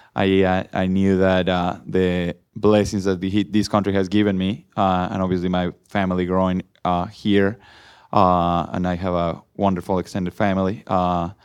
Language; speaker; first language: English; non-native, fluent; Spanish